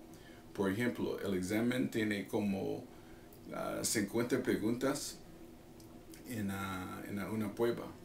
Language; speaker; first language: Spanish; non-native, fluent; English